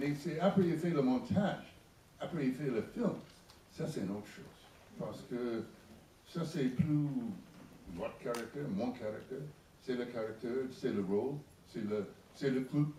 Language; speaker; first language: French; non-native, learner; English